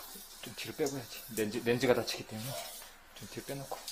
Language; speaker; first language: Korean; native; Korean